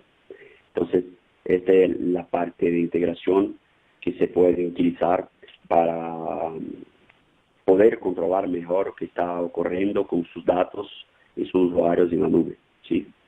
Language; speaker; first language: Spanish; non-native, fluent; Portuguese